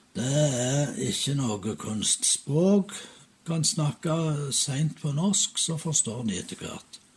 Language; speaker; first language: Norwegian; native; Norwegian